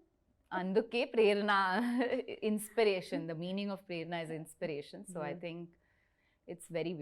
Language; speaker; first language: Telugu; non-native, learner; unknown